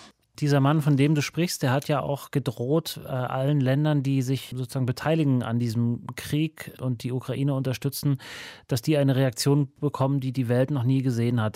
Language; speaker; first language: German; native; German